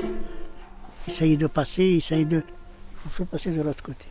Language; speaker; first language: French; non-native, local second language; Arabic